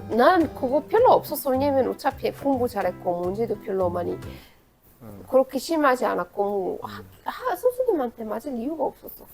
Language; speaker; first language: Korean; non-native, fluent; Arabic